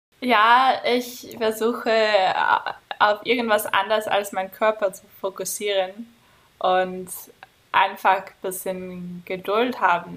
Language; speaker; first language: German; non-native, fluent; English